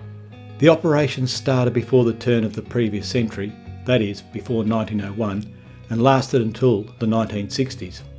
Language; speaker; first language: English; native; English